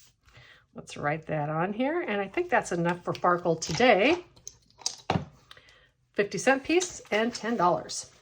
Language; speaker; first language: English; native; English